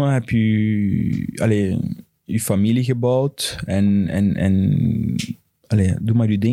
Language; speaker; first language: Dutch; non-native, fluent; Portuguese